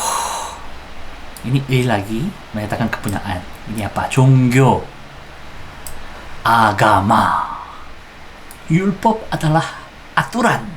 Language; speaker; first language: Indonesian; non-native, fluent; Korean